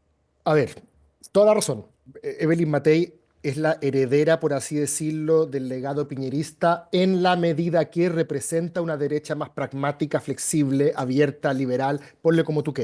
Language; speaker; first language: Spanish; native; Spanish